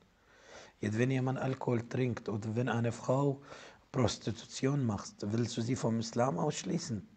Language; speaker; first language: German; non-native, fluent; Arabic